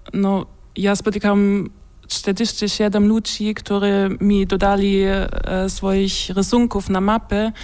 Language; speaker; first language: Polish; non-native, learner; German